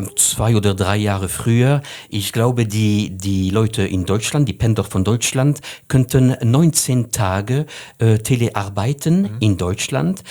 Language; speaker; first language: German; non-native, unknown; French